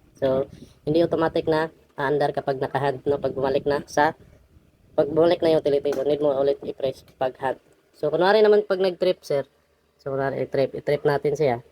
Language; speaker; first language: Filipino; non-native, local second language; Cebuano